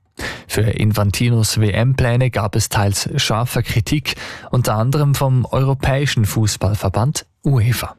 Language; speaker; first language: German; native; German